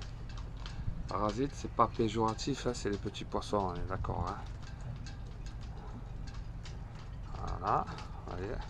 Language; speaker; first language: French; native; French